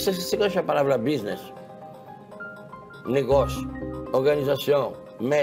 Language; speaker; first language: Portuguese; non-native, fluent; French